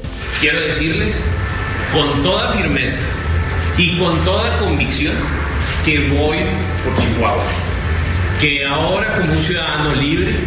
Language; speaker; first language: Spanish; native; Spanish